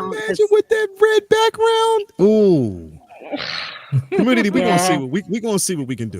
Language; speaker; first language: English; native; English